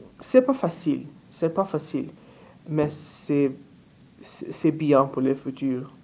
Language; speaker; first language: French; non-native, learner; Portuguese